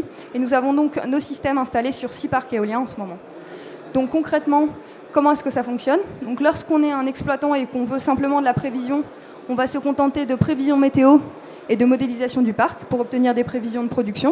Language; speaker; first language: French; native; French